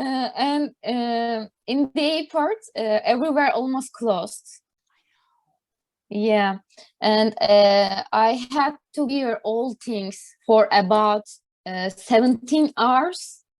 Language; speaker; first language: English; non-native, learner; Turkish